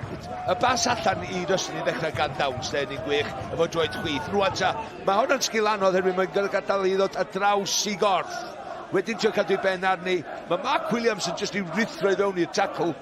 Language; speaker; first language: Welsh; native; Welsh